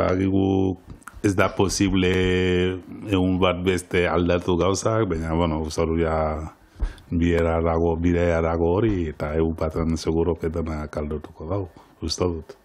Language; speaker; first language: Basque; non-native, learner; Wolof